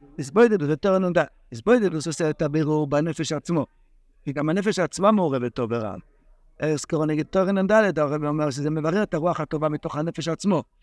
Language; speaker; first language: Hebrew; non-native, fluent; English